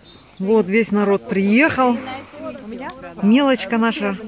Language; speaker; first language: Russian; native; Russian